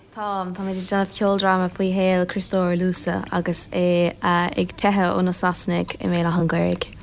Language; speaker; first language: Irish; native; Irish